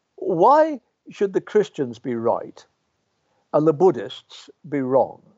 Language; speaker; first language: English; native; English